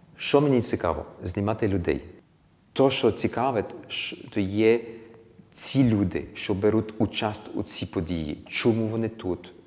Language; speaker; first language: Ukrainian; early bilingual, heritage; Ukrainian